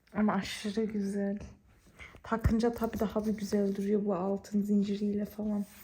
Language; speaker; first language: Turkish; early bilingual, heritage; Turkish